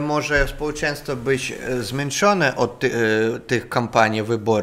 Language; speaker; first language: Polish; non-native, fluent; Russian